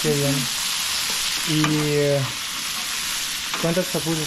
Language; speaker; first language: Spanish; non-native, learner; German